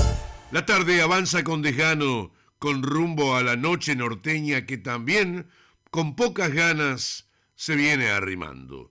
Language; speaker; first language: Spanish; native; Spanish